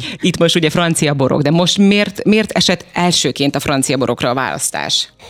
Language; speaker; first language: Hungarian; native; Hungarian